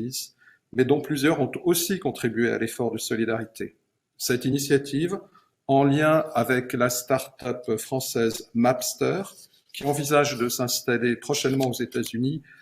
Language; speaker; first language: French; native; French